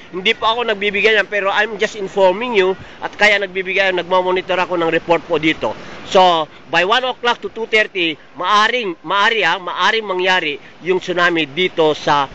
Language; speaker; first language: Filipino; non-native, local second language; Iloko